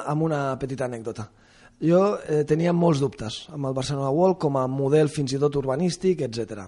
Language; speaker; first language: Catalan; non-native, local second language; Spanish